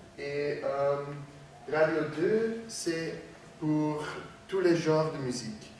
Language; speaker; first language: French; non-native, learner; Dutch